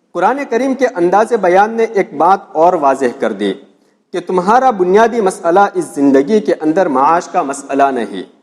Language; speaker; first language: Urdu; non-native, local second language; Gujarati